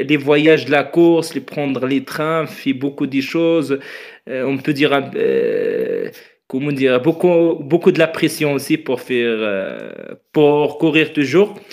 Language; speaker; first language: French; non-native, fluent; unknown